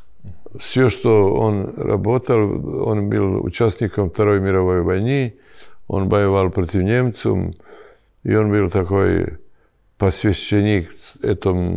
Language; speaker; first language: Russian; non-native, learner; Serbian